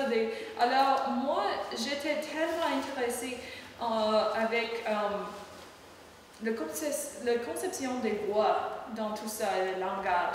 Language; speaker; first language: French; non-native, learner; English